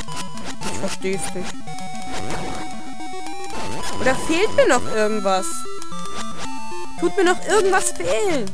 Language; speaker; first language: German; native; German